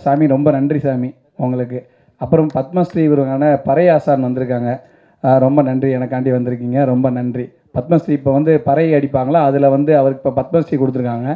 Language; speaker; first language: Tamil; native; Tamil